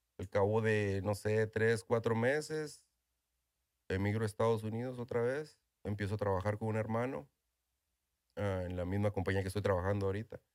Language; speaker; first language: Spanish; native; Spanish